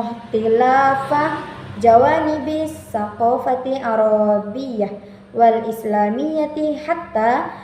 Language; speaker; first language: Arabic; non-native, learner; Indonesian